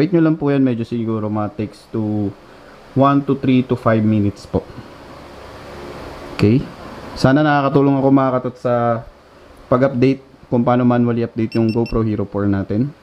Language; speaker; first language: Filipino; native; Filipino